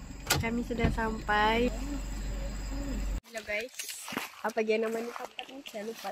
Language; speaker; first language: Indonesian; non-native, local second language; Malay